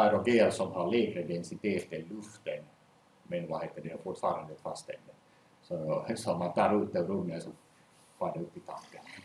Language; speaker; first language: Swedish; native; Swedish